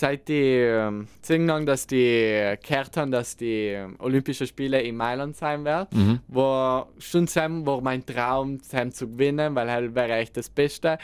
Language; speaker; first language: German; non-native, local second language; Italian